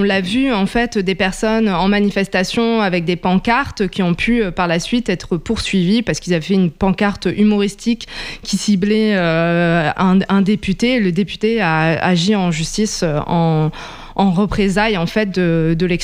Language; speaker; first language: French; native; French